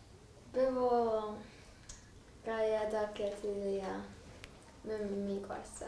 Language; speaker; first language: Georgian; early bilingual, heritage; Georgian